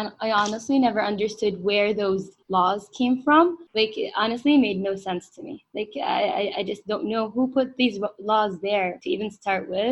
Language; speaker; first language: English; non-native, fluent; Arabic